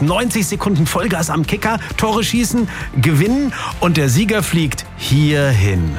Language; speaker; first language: German; native; German